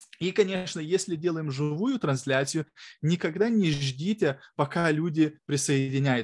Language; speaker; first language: Russian; non-native, fluent; Lithuanian